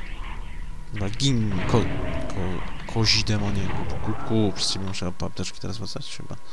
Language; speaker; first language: Polish; native; Polish